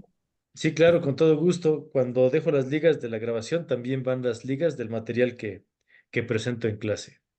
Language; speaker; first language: Spanish; native; Spanish